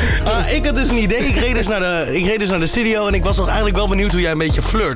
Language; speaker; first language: Dutch; native; Dutch